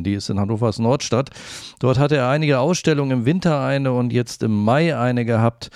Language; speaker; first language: German; native; German